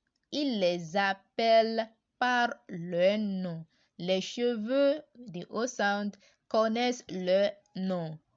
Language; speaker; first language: French; non-native, learner; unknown